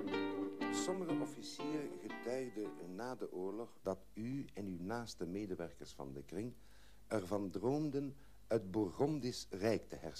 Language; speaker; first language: Dutch; native; Dutch